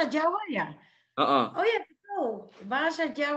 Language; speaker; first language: Indonesian; non-native, local second language; Javanese